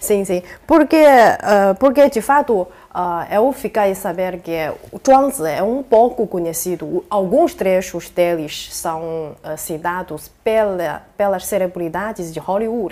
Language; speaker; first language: Portuguese; non-native, fluent; Chinese